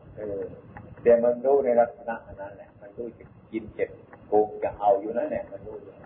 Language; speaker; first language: Thai; non-native, local second language; Lao